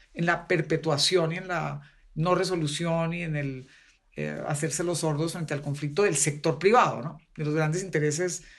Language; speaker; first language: Spanish; native; Spanish